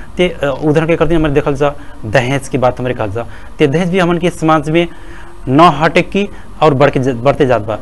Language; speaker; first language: Bhojpuri; native; Bhojpuri